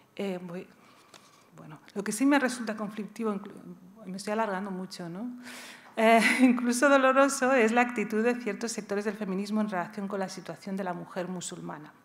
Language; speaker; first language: Spanish; early bilingual, other home language; Riffian